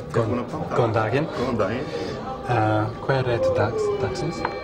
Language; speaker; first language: Icelandic; non-native, learner; English